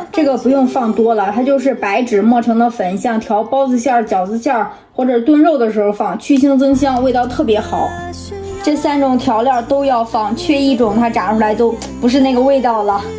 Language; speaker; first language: Chinese; native; Chinese